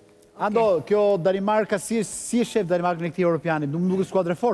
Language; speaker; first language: Albanian; native; Albanian